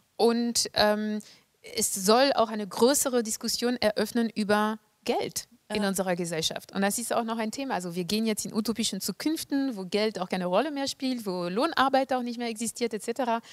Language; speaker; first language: German; non-native, fluent; French